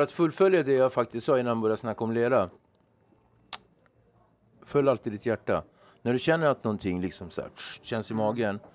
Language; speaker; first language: Swedish; native; Swedish